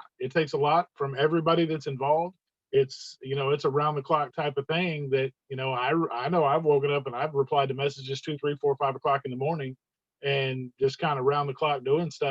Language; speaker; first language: English; native; English